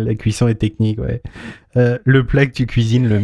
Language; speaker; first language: French; native; French